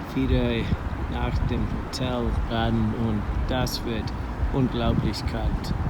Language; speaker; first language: German; non-native, learner; English